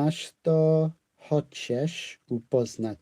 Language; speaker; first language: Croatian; non-native, learner; English